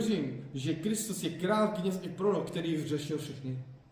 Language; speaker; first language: Czech; non-native, fluent; Korean